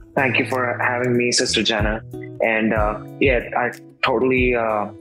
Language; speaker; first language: English; non-native, local second language; Hindi